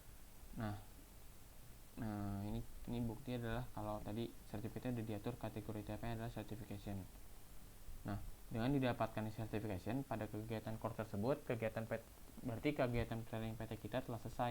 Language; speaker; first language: Indonesian; native; Indonesian